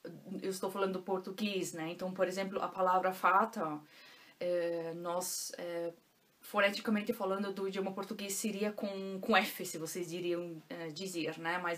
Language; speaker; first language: Portuguese; non-native, local second language; German